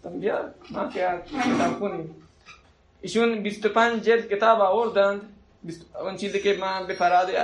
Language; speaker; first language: Persian; non-native, local second language; Baluchi